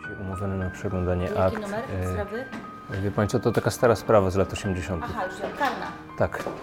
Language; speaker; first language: Polish; native; Polish